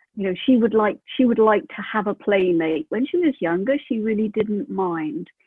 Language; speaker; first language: English; native; English